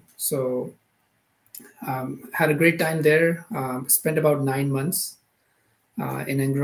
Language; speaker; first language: English; non-native, local second language; Urdu